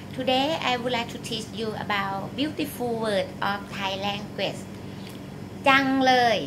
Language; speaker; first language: English; non-native, learner; Thai